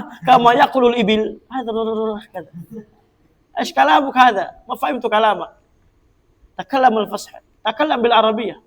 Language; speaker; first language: Arabic; non-native, fluent; Indonesian